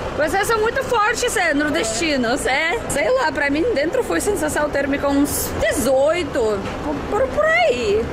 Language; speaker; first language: Portuguese; non-native, fluent; Russian